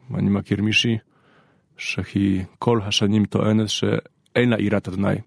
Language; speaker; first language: Hebrew; non-native, fluent; Polish